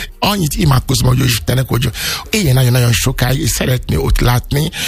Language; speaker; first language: Hungarian; non-native, learner; Yoruba